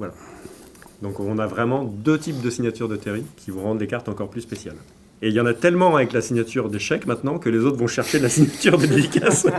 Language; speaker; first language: French; native; French